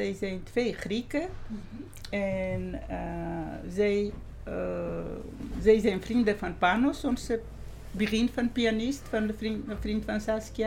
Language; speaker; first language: Dutch; non-native, fluent; Georgian